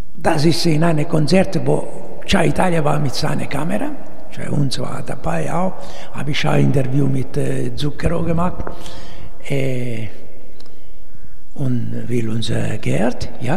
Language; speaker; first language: German; non-native, fluent; Italian